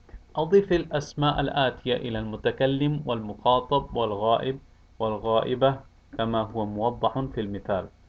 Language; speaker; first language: Arabic; non-native, fluent; English